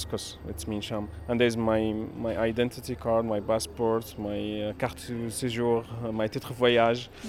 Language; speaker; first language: English; non-native, learner; Arabic